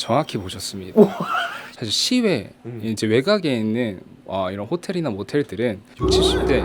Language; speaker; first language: Korean; native; Korean